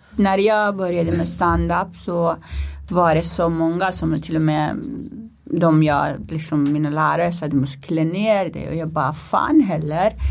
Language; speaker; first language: Swedish; non-native, fluent; Persian